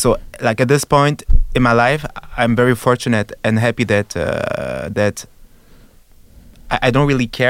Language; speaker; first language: English; non-native, fluent; French